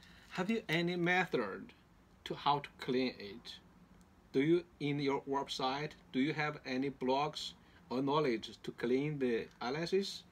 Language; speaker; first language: English; non-native, learner; Chinese